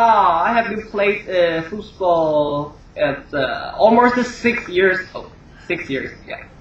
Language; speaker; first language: English; non-native, learner; Chinese